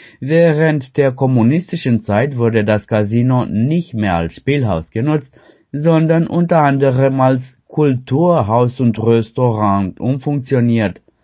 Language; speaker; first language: German; non-native, fluent; Romanian